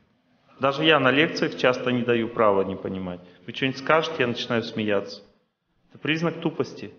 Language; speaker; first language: Russian; native; Russian